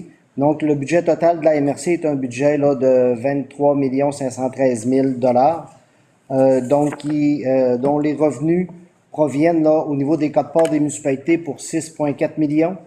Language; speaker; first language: French; native; French